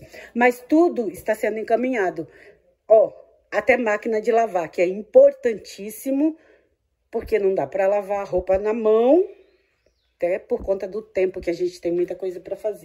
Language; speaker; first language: Portuguese; native; Portuguese